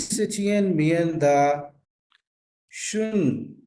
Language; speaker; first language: Chinese; non-native, learner; Urdu